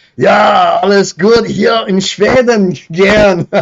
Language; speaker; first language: German; non-native, learner; English